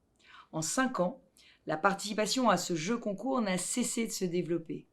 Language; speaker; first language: French; native; French